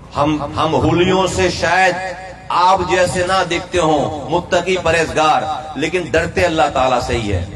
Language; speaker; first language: Urdu; native; Urdu